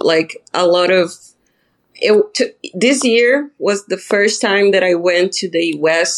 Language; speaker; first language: English; non-native, fluent; Portuguese